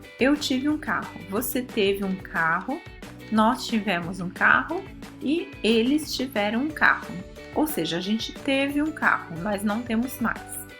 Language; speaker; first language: Portuguese; early bilingual, other home language; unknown